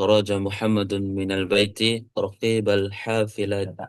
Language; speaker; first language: Arabic; non-native, learner; Indonesian